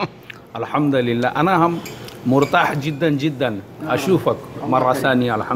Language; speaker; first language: Arabic; non-native, learner; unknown